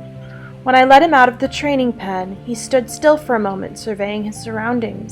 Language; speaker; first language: English; native; English